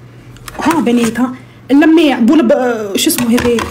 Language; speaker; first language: Arabic; native; Arabic